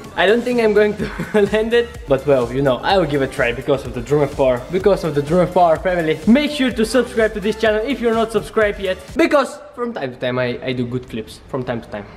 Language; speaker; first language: English; non-native, fluent; Bulgarian